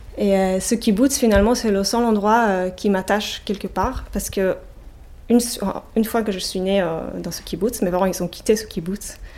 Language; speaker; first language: French; non-native, fluent; Hebrew